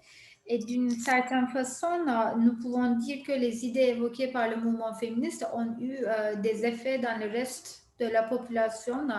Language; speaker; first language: French; non-native, fluent; Turkish